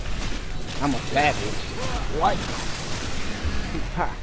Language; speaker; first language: English; native; English